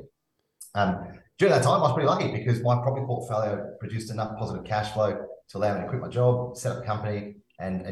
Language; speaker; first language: English; native; English